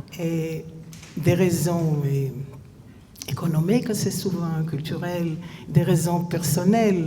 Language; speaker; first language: French; non-native, fluent; Hebrew